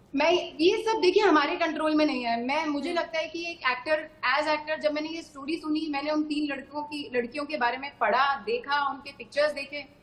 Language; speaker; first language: Hindi; native; Hindi